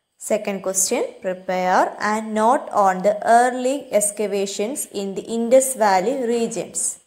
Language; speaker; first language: English; non-native, local second language; Malayalam